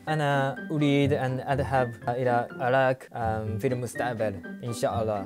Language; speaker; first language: Arabic; non-native, learner; Japanese